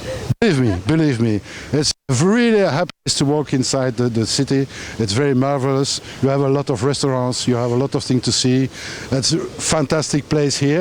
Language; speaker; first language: English; non-native, fluent; French